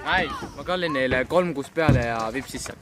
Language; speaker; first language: Estonian; native; Estonian